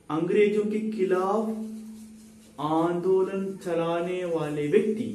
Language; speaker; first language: Hindi; non-native, local second language; Kannada